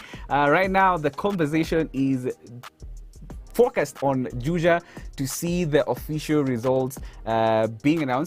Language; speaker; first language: English; non-native, local second language; Swahili